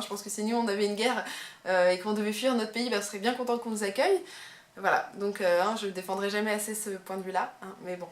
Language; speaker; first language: French; native; French